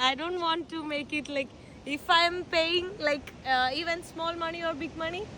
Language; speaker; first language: English; non-native, local second language; Malayalam